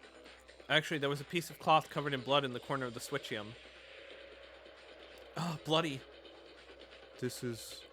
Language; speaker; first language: English; native; English